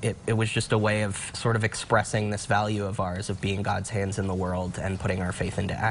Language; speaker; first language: English; native; English